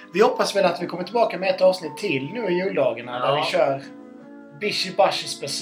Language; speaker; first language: Swedish; native; Swedish